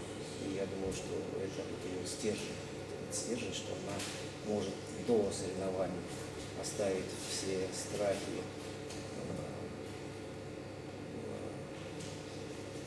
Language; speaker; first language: Russian; native; Russian